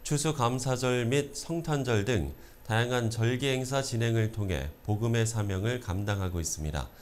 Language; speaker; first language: Korean; native; Korean